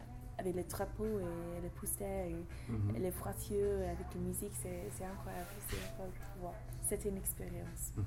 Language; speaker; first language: French; non-native, learner; English